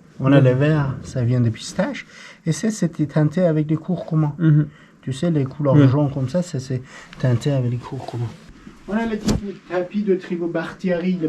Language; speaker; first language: French; non-native, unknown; Persian